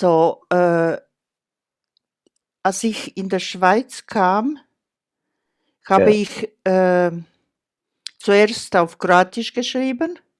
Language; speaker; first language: German; non-native, fluent; Croatian